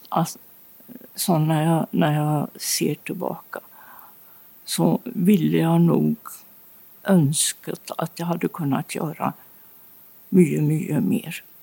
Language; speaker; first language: Swedish; native; Swedish